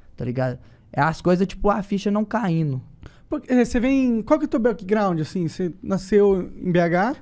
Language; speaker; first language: Portuguese; native; Portuguese